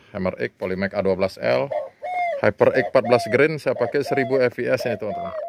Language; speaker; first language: Indonesian; non-native, local second language; Balinese